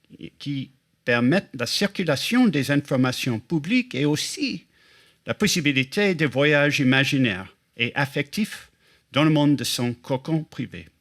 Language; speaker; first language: French; non-native, fluent; English